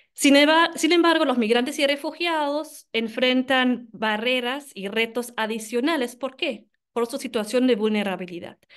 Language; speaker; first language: Spanish; non-native, fluent; German